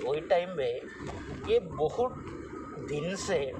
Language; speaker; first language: Hindi; non-native, local second language; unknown